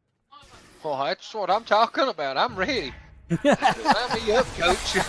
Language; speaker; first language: English; native; English